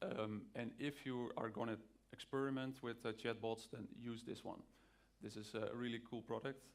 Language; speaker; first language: English; non-native, fluent; Dutch